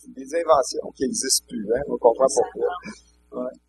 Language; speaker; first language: French; native; French